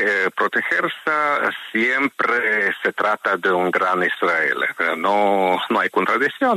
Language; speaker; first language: Spanish; non-native, fluent; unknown